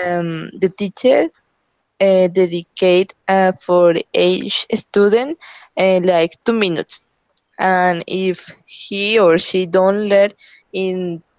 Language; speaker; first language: English; non-native, learner; Spanish